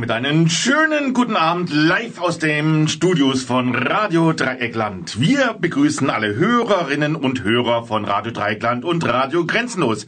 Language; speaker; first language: German; native; German